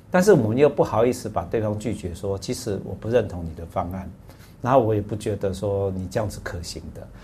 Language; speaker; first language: Chinese; native; Chinese